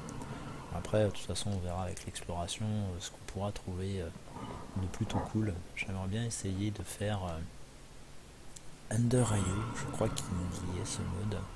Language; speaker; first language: French; native; French